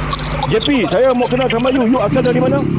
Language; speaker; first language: Malay; native; Malay